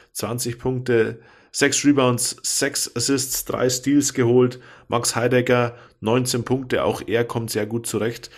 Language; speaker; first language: German; native; German